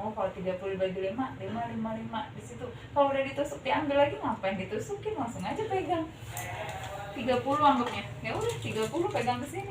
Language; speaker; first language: Indonesian; native; Indonesian